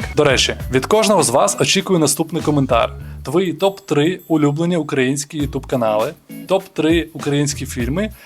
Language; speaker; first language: Ukrainian; non-native, local second language; Russian